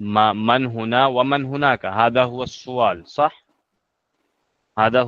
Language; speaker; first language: Arabic; non-native, fluent; Urdu